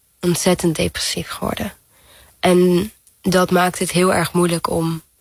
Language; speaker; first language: Dutch; non-native, fluent; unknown